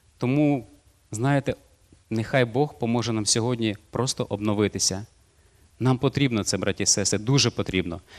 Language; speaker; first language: Ukrainian; non-native, local second language; Russian